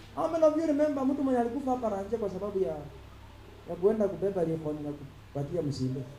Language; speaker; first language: English; non-native, local second language; Swahili